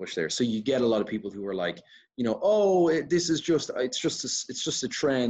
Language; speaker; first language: English; native; English